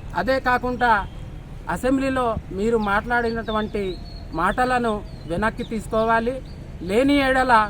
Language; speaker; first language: Telugu; non-native, local second language; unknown